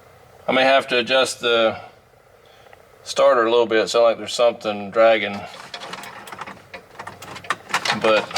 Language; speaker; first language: English; native; English